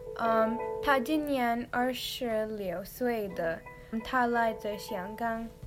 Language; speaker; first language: Chinese; non-native, learner; English